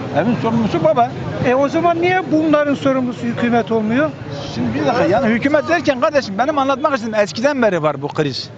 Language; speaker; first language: Turkish; native; Turkish